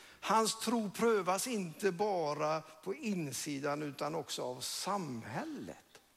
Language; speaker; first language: Swedish; non-native, fluent; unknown